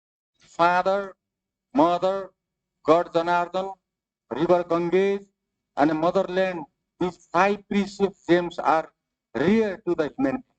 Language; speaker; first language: English; non-native, fluent; Nepali